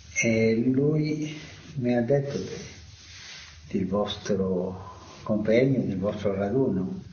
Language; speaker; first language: Italian; non-native, fluent; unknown